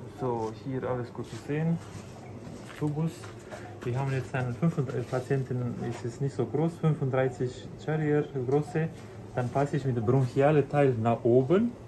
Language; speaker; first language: German; non-native, learner; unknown